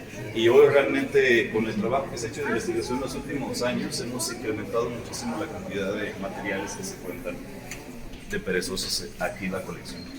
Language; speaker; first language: Spanish; native; Spanish